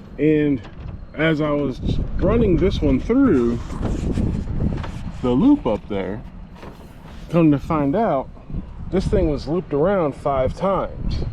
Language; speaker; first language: English; native; English